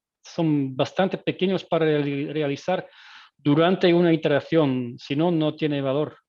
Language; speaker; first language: Spanish; non-native, fluent; Dutch